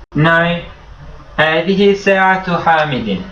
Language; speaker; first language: Arabic; non-native, fluent; Turkish